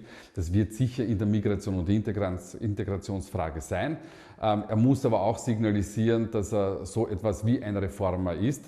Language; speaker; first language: German; native; German